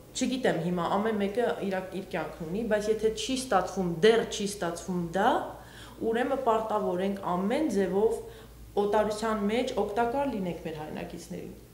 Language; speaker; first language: Armenian; early bilingual, heritage; Armenian